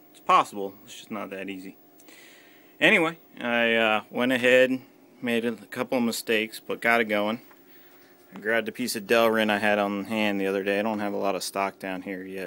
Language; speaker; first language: English; native; English